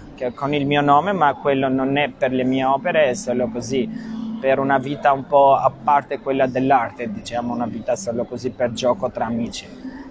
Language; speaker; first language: Italian; non-native, fluent; Albanian